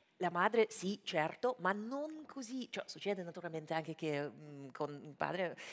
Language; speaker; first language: Italian; non-native, fluent; Russian